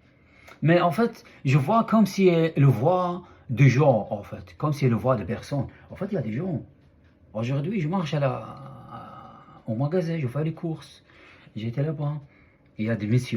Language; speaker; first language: French; non-native, fluent; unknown